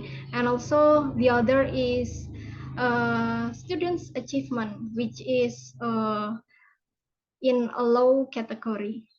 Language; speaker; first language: English; non-native, fluent; Indonesian